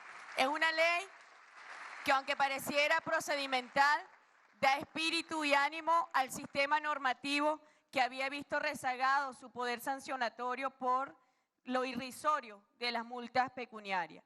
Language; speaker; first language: Spanish; native; Spanish